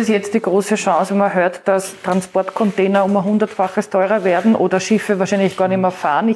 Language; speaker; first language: German; native; German